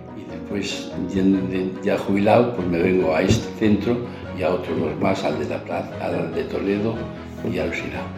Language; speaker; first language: Spanish; native; Spanish